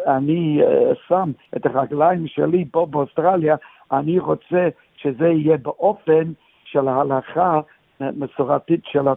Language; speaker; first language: Hebrew; non-native, fluent; English